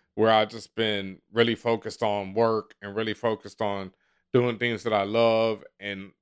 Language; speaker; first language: English; native; English